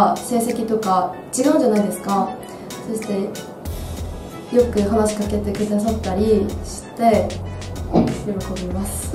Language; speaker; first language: Japanese; non-native, fluent; Chinese